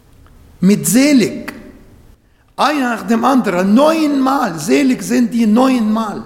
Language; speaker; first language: German; non-native, fluent; Arabic